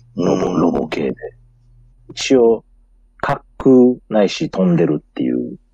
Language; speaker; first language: Japanese; native; Japanese